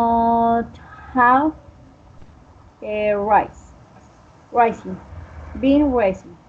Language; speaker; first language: English; non-native, learner; Spanish